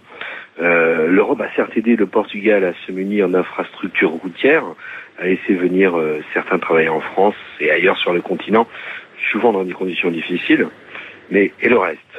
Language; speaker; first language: French; early bilingual, other home language; Portuguese